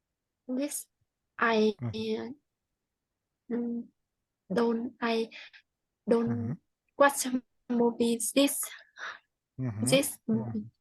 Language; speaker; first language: English; non-native, learner; Vietnamese